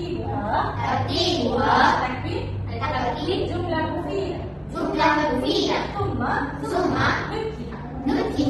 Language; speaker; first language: Arabic; non-native, learner; Malay